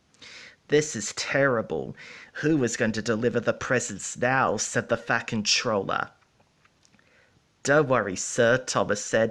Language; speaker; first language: English; native; English